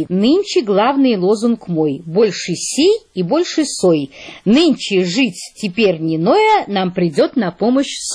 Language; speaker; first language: Russian; native; Russian